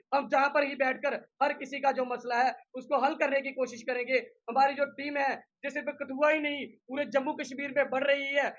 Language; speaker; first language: Hindi; non-native, local second language; Dogri